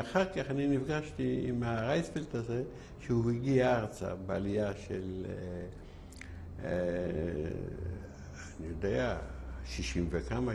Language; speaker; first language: Hebrew; non-native, fluent; Yiddish